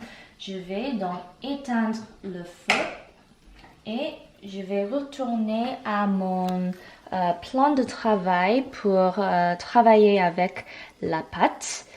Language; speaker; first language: French; non-native, learner; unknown